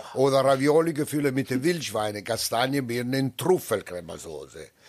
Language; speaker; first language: German; non-native, learner; Italian